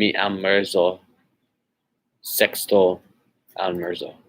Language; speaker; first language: Spanish; non-native, learner; English